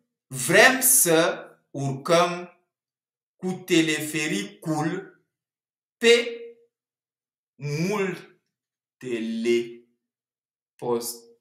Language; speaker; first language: Romanian; non-native, fluent; French